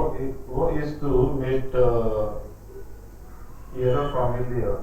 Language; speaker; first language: German; non-native, learner; Hindi